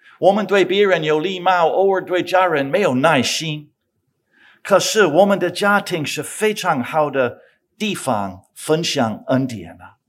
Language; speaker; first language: Chinese; non-native, fluent; English